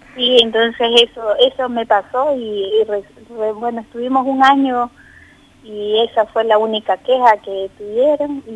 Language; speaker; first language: Spanish; native; Spanish